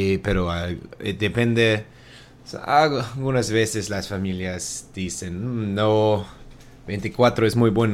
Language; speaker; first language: Spanish; non-native, learner; German